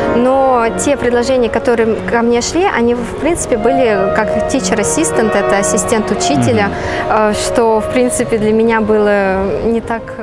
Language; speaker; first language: Russian; native; Russian